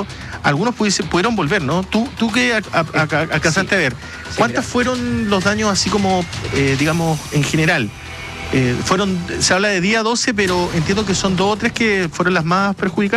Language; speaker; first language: Spanish; native; Spanish